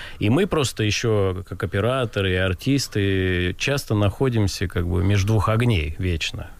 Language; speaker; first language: Russian; native; Russian